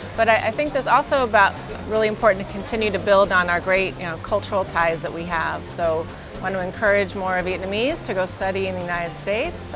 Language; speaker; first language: English; native; English